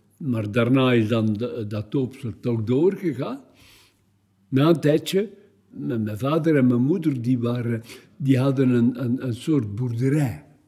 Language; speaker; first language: Dutch; native; Dutch